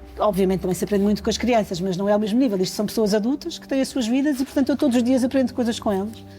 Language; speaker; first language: Portuguese; native; Portuguese